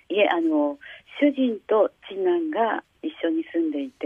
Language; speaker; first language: Japanese; native; Japanese